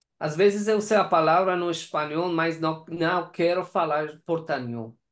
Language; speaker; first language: Portuguese; non-native, learner; Persian